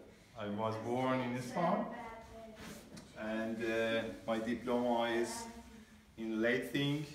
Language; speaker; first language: English; non-native, learner; Persian